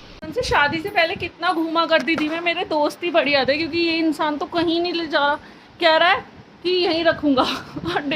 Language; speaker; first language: Hindi; native; Hindi